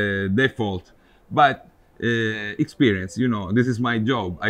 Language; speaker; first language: English; non-native, fluent; Italian